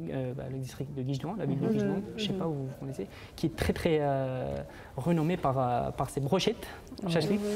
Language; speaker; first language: French; non-native, fluent; Uzbek